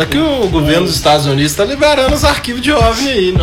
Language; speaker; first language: Portuguese; native; Portuguese